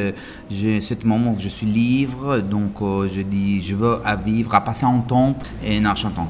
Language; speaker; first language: French; non-native, learner; Italian